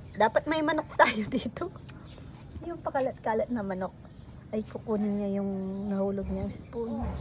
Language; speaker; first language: Filipino; native; Filipino